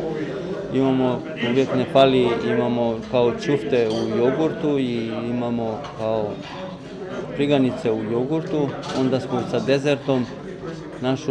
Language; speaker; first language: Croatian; non-native, local second language; Albanian